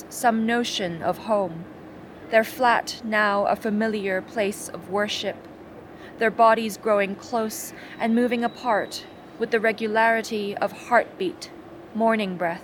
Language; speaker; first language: English; non-native, local second language; Cantonese